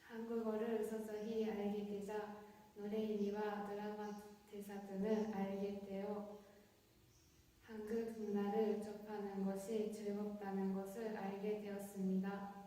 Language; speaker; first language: Korean; non-native, fluent; Japanese